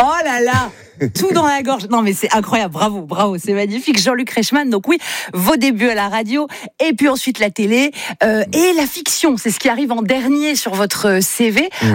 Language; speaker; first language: French; native; French